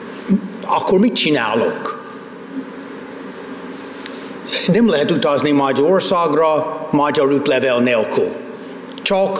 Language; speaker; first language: Hungarian; non-native, fluent; English